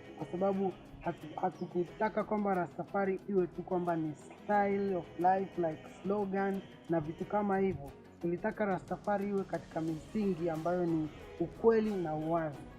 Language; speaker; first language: Swahili; native; Swahili